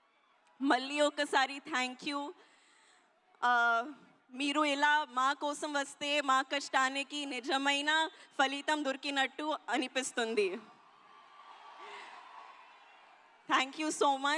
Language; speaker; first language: Telugu; non-native, learner; Hindi